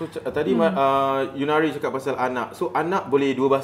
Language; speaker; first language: Malay; native; Malay